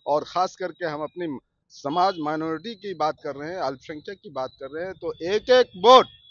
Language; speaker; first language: Hindi; native; Hindi